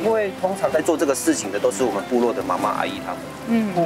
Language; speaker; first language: Chinese; native; Chinese